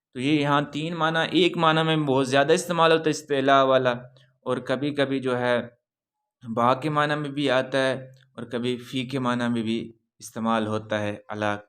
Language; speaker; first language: Urdu; non-native, local second language; Punjabi